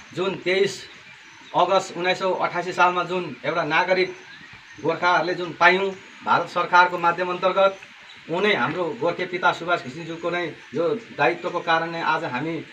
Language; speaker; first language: Nepali; native; Nepali